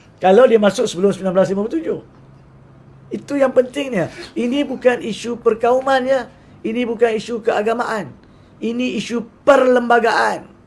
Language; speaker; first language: Malay; native; Malay